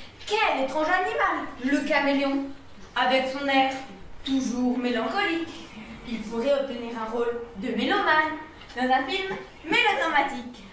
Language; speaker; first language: French; native; French